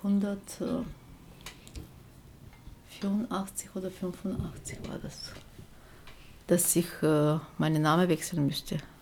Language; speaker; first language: German; non-native, fluent; Turkish